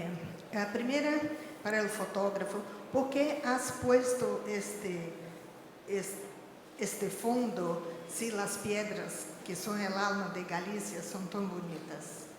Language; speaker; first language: Spanish; non-native, learner; Portuguese